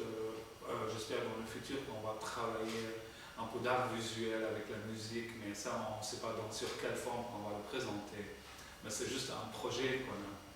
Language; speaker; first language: French; non-native, fluent; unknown